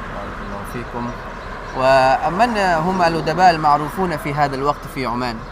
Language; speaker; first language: Arabic; non-native, fluent; Urdu